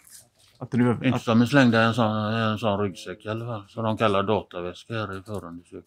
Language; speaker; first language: Swedish; native; Swedish